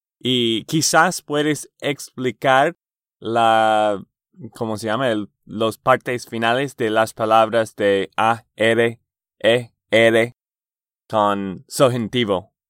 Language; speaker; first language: Spanish; non-native, fluent; English